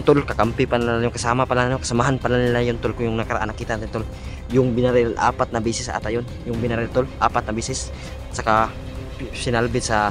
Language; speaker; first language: Filipino; non-native, local second language; Cebuano